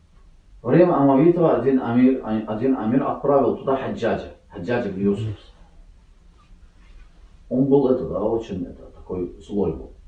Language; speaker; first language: Russian; non-native, learner; Azerbaijani